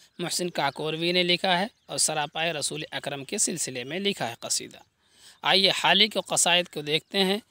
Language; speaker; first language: Urdu; native; Urdu